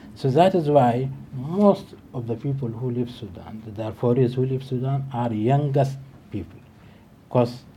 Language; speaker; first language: English; non-native, fluent; Arabic